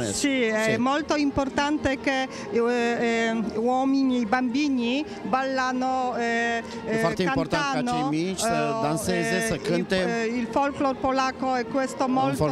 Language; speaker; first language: Italian; non-native, learner; Polish